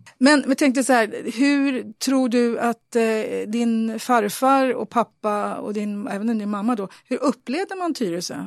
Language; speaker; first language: Swedish; native; Swedish